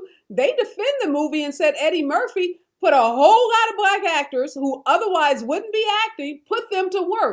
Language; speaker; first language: English; native; English